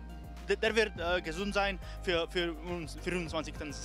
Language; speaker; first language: German; non-native, learner; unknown